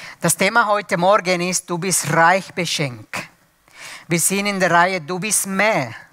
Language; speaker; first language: German; non-native, fluent; Spanish